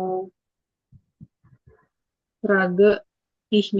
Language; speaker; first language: German; non-native, learner; Indonesian